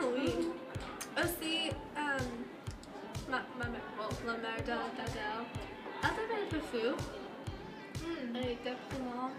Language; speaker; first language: French; non-native, learner; English